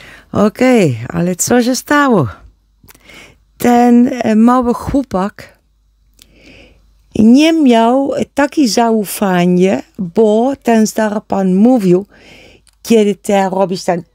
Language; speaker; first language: Polish; non-native, learner; Dutch